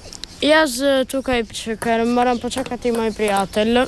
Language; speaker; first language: Slovenian; non-native, local second language; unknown